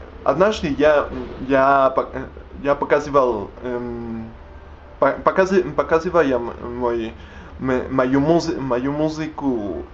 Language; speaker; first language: Russian; non-native, learner; Spanish